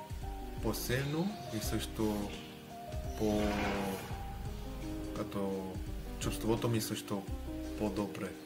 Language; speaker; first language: Bulgarian; non-native, learner; Korean